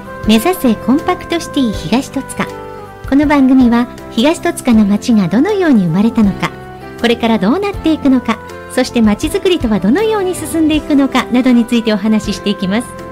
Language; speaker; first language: Japanese; native; Japanese